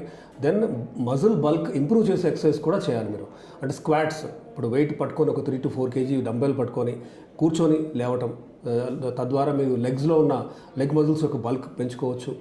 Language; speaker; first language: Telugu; native; Telugu